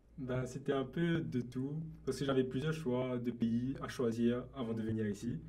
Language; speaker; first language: French; non-native, local second language; Morisyen